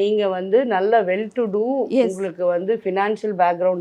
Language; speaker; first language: Tamil; native; Tamil